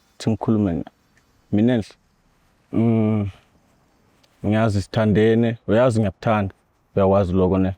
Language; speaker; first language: Zulu; non-native, local second language; Swati